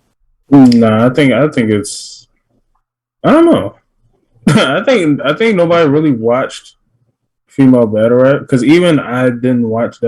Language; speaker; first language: English; native; English